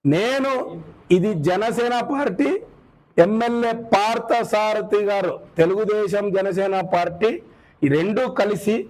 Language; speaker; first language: Telugu; native; Telugu